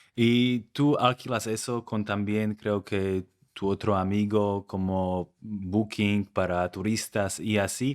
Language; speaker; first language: Spanish; non-native, fluent; Slovak